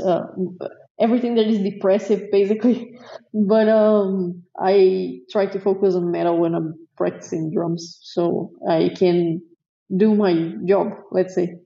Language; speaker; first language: English; non-native, fluent; Portuguese